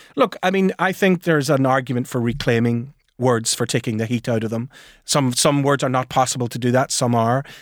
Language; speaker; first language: English; native; English